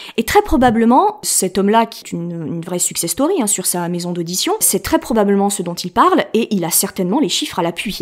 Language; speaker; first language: French; native; French